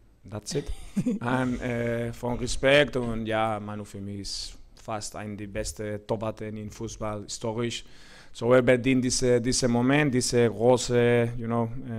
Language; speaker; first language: German; non-native, learner; Spanish